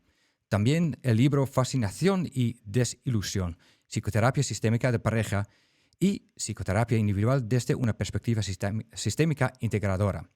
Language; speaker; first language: Spanish; non-native, fluent; Dutch